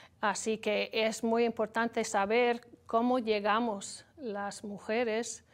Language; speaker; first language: Spanish; non-native, learner; English